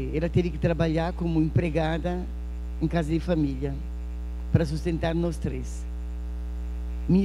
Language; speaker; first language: Portuguese; non-native, fluent; Italian